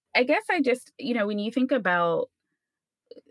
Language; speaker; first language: English; native; English